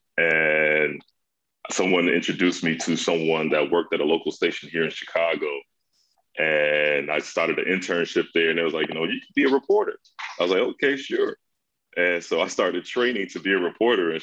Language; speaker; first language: English; native; English